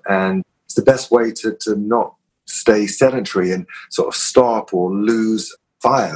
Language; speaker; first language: English; native; English